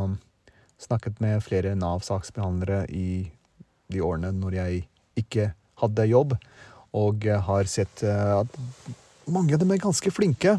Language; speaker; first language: Norwegian; early bilingual, other home language; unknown